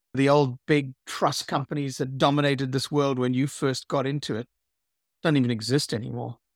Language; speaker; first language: English; native; English